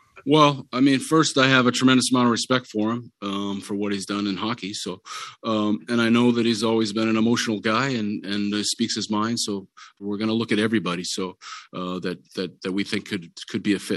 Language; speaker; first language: English; native; English